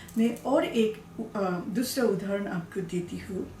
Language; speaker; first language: Hindi; non-native, learner; Bangla